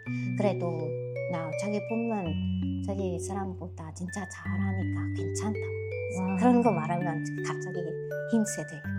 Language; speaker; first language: Korean; non-native, learner; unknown